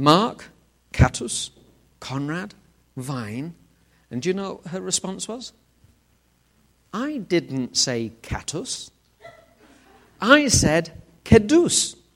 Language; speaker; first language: English; native; English